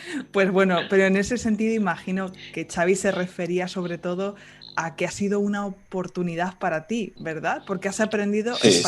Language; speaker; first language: Spanish; native; Spanish